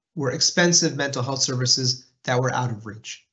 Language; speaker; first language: English; native; English